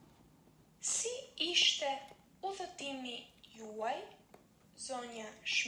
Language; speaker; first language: Albanian; non-native, learner; Finnish